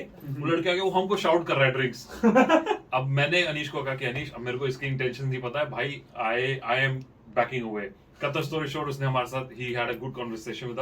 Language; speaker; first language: Hindi; native; Hindi